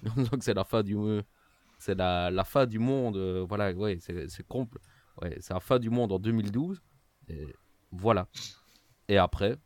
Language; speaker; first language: French; native; French